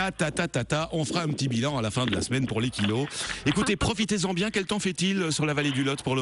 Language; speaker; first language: French; native; French